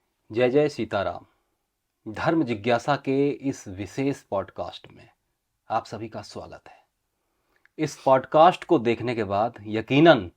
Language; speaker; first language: Hindi; native; Hindi